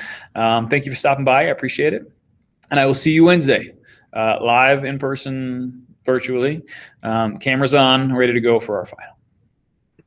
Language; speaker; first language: English; native; English